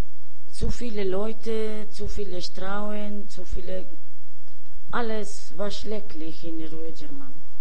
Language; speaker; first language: German; non-native, learner; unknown